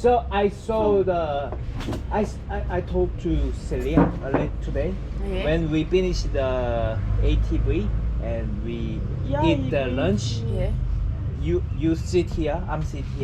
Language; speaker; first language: English; non-native, learner; Korean